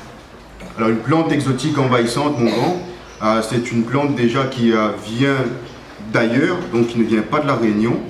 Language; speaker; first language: French; native; French